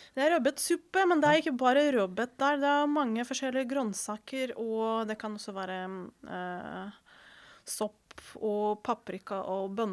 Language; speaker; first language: Norwegian; non-native, fluent; Ukrainian